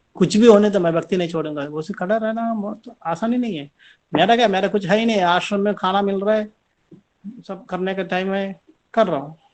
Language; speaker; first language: Hindi; non-native, local second language; Telugu